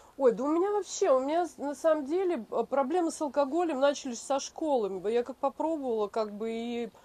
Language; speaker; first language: Russian; native; Russian